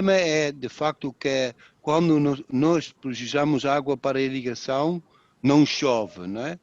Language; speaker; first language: Portuguese; non-native, fluent; Dutch